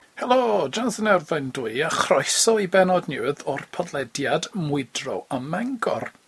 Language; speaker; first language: Welsh; native; Welsh